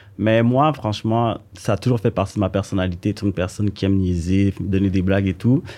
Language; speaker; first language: French; native; French